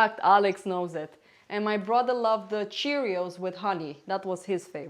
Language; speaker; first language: English; non-native, fluent; Romanian